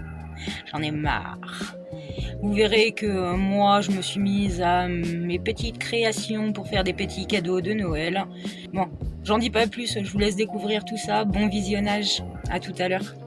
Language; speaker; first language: French; native; French